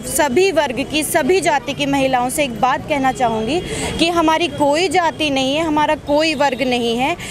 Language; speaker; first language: Hindi; native; Hindi